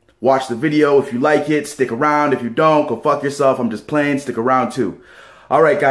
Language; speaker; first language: English; native; English